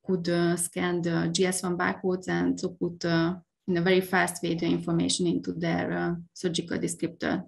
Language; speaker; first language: English; non-native, fluent; Hungarian